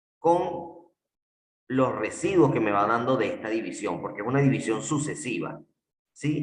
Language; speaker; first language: Spanish; native; Spanish